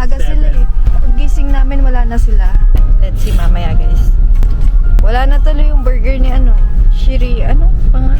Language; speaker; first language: Filipino; native; Filipino